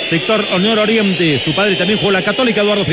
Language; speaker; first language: Spanish; native; Spanish